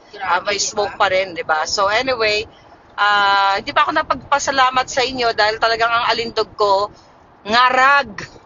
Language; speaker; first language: Filipino; non-native, local second language; Hiligaynon